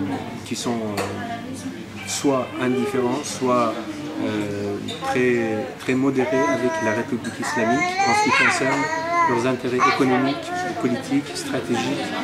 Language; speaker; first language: French; non-native, fluent; Persian